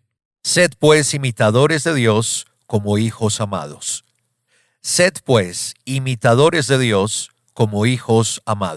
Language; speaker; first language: Spanish; native; Spanish